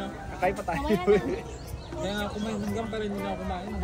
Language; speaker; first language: Filipino; native; Filipino